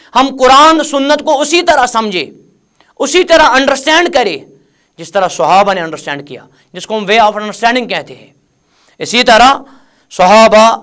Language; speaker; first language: Urdu; non-native, local second language; Kashmiri